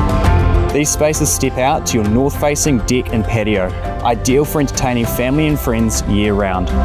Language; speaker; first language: English; native; English